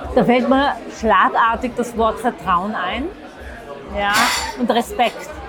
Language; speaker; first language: German; early bilingual, other home language; Zaza